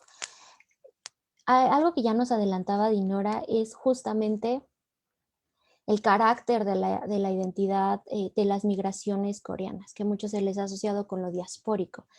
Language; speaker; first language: Spanish; native; Spanish